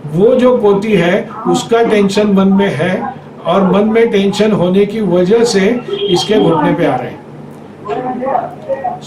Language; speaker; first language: Hindi; non-native, local second language; Marathi